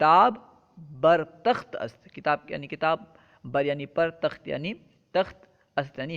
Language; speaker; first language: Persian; non-native, fluent; Urdu